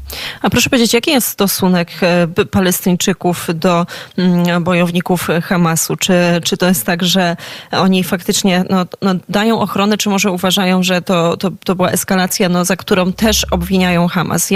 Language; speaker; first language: Polish; native; Polish